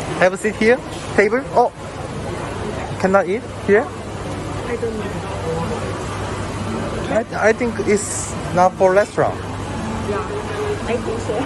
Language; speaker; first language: English; non-native, learner; Korean